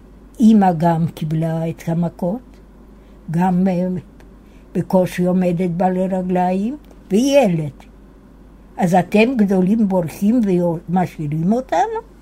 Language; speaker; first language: Hebrew; non-native, fluent; Yiddish